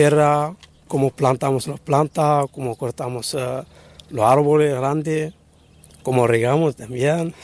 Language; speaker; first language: Spanish; non-native, learner; Arabic